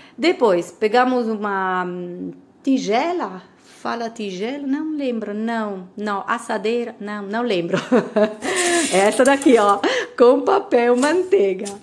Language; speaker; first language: Portuguese; non-native, fluent; Italian